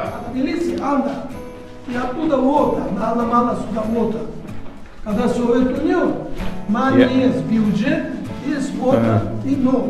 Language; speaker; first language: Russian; non-native, local second language; Georgian